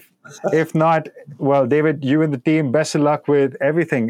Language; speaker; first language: English; non-native, local second language; Hindi